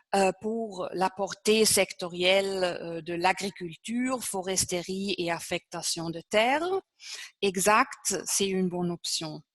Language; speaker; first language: French; non-native, fluent; German